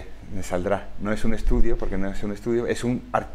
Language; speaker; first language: Spanish; native; Spanish